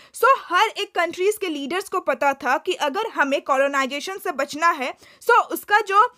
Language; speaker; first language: Hindi; native; Hindi